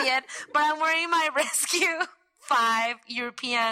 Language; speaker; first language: English; non-native, fluent; Spanish